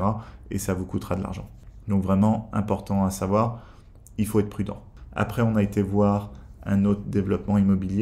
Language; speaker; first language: French; native; French